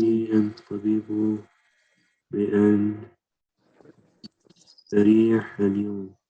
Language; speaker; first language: Arabic; non-native, learner; English